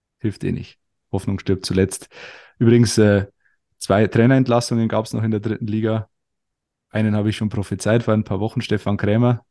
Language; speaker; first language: German; native; German